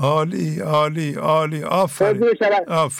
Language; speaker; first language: Persian; native; Persian